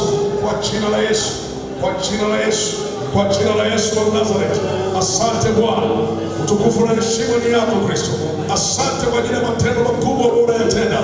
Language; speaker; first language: Swahili; native; Swahili